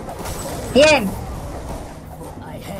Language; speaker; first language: Spanish; native; Spanish